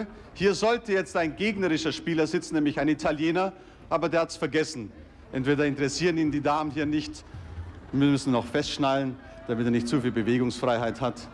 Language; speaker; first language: German; native; German